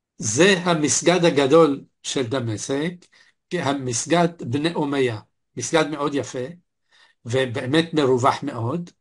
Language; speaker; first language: Hebrew; non-native, fluent; Arabic